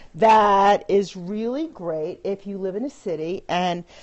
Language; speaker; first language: English; native; English